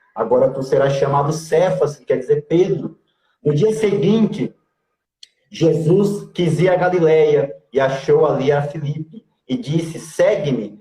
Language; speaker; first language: Portuguese; native; Portuguese